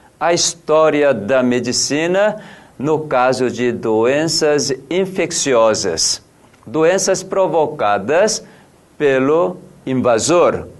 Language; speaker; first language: Portuguese; non-native, fluent; Korean